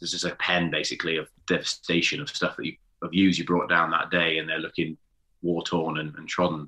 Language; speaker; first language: English; native; English